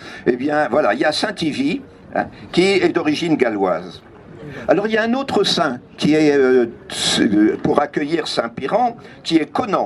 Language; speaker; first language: French; native; French